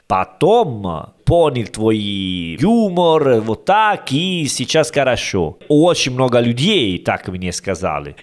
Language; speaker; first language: Russian; non-native, learner; Italian